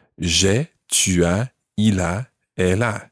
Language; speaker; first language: French; non-native, fluent; English